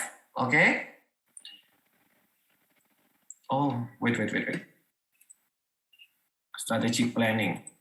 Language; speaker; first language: English; non-native, learner; Indonesian